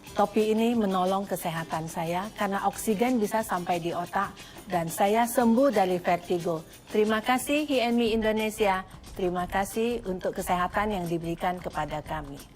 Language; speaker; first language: Indonesian; native; Indonesian